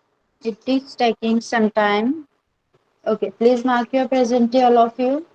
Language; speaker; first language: English; non-native, local second language; Marathi